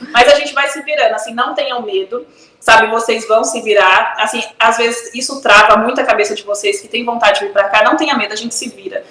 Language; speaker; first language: Portuguese; native; Portuguese